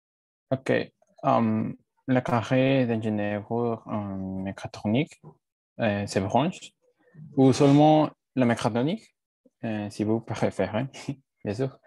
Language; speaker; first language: French; non-native, learner; Spanish